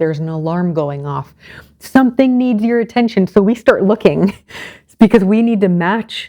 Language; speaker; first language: English; native; English